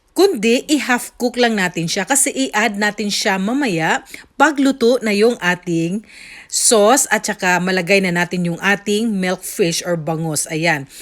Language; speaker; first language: Filipino; native; Filipino